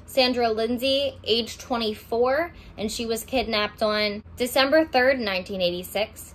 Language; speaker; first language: English; native; English